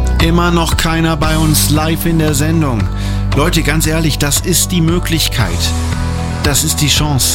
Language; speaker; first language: German; native; German